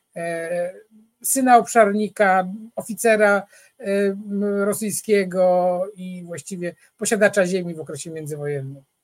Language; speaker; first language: Polish; native; Polish